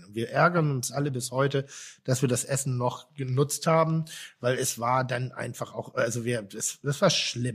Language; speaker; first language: German; native; German